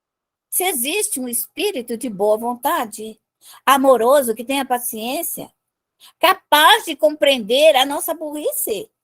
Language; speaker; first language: Portuguese; native; Portuguese